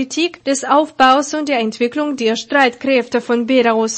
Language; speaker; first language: German; non-native, fluent; Russian